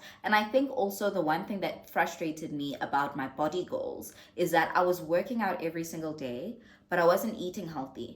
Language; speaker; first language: English; non-native, local second language; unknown